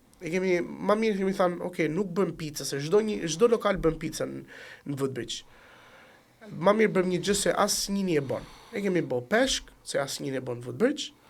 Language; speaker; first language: Albanian; early bilingual, heritage; Italian